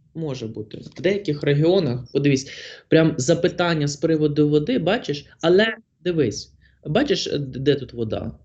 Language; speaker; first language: Ukrainian; non-native, local second language; Russian